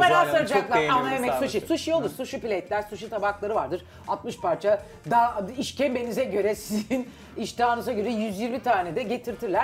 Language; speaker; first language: Turkish; native; Turkish